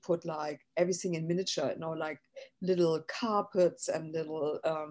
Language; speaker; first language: English; non-native, fluent; German